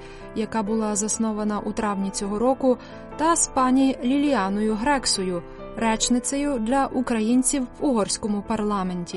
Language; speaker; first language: Ukrainian; native; Ukrainian